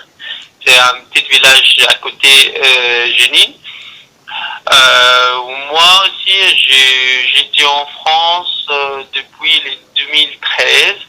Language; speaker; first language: French; non-native, learner; Arabic